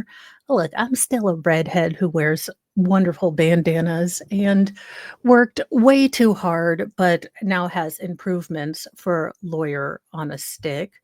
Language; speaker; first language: English; native; English